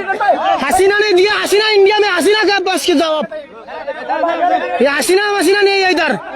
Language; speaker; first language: Hindi; non-native, learner; Bangla